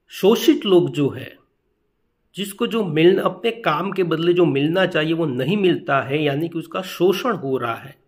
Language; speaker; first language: Hindi; non-native, local second language; Gujarati